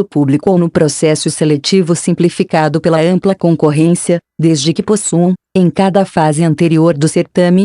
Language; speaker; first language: Portuguese; native; Portuguese